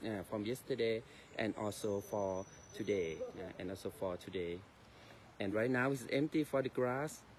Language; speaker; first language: English; non-native, learner; Thai